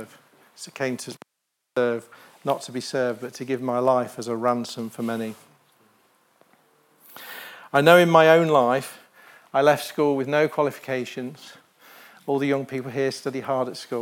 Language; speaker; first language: English; native; English